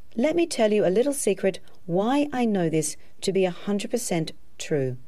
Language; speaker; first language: English; native; English